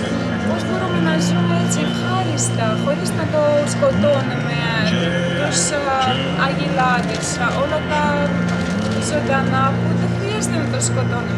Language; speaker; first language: Greek; non-native, fluent; Ukrainian